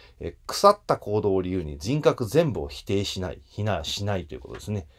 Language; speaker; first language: Japanese; native; Japanese